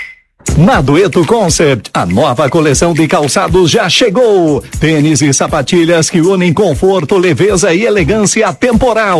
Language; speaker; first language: Portuguese; native; Portuguese